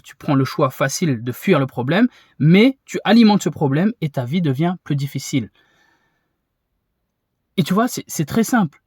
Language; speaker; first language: French; native; French